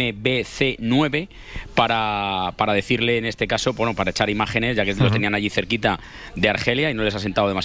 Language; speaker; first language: Spanish; native; Spanish